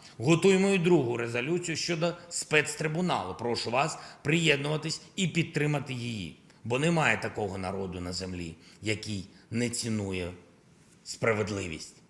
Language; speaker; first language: Ukrainian; non-native, local second language; Russian